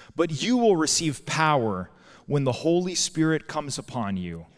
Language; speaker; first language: English; native; English